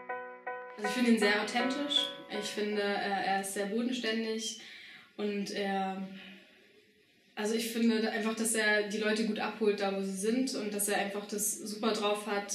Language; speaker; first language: German; native; German